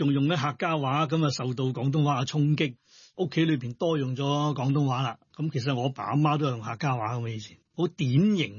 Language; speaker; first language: Cantonese; non-native, local second language; Hakka Chinese